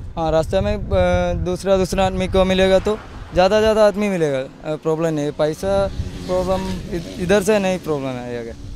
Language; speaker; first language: Hindi; non-native, local second language; Malayalam